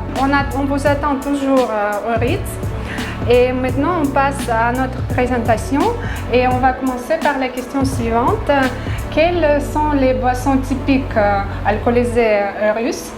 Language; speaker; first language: French; non-native, fluent; Russian